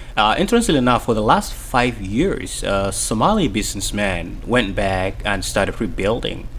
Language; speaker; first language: English; non-native, fluent; Somali